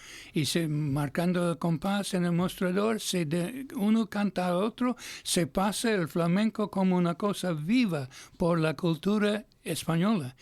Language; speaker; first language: Spanish; non-native, fluent; English